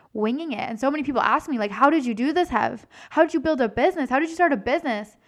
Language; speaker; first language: English; native; English